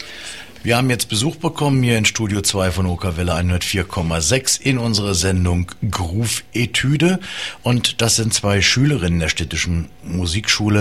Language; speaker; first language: German; native; German